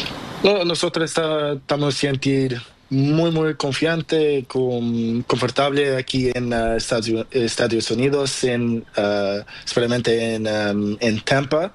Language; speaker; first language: Spanish; non-native, learner; Portuguese